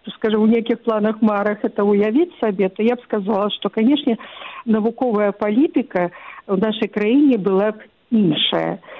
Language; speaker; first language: Belarusian; non-native, local second language; Russian